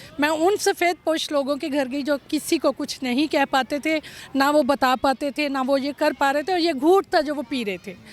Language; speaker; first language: Urdu; native; Urdu